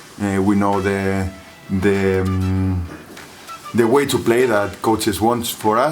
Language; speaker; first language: English; non-native, learner; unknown